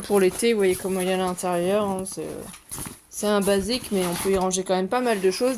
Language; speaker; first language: French; native; French